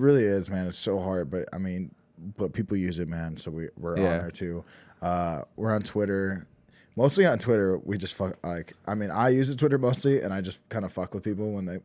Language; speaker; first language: English; native; English